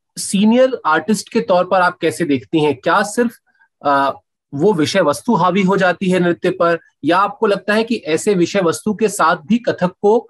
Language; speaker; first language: Hindi; native; Hindi